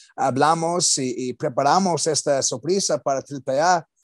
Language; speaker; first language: Spanish; non-native, learner; English